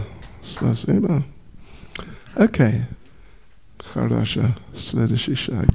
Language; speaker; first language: Russian; non-native, learner; English